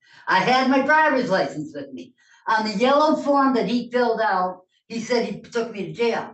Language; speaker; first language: English; native; English